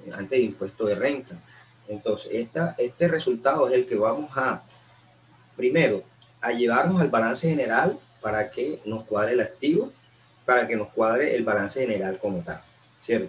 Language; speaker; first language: Spanish; native; Spanish